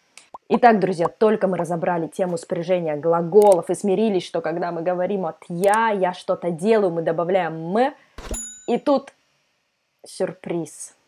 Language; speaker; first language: Russian; non-native, fluent; Serbian